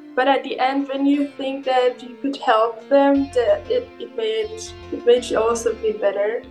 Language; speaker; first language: English; non-native, fluent; Persian